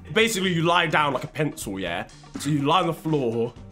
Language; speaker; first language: English; native; English